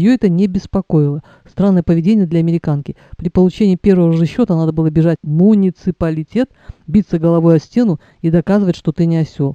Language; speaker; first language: Russian; native; Russian